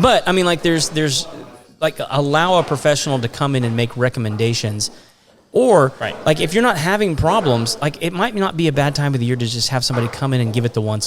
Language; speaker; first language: English; native; English